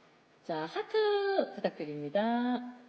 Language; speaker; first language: Korean; native; Korean